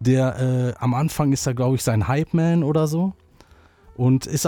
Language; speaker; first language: German; native; German